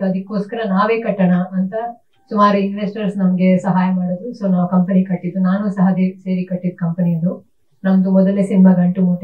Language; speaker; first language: Kannada; native; Kannada